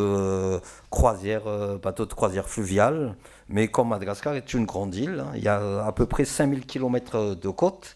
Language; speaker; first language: French; non-native, local second language; Malagasy